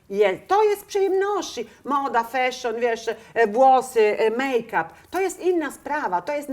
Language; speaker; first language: Polish; non-native, learner; Italian